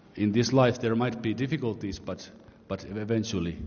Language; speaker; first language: English; non-native, fluent; Finnish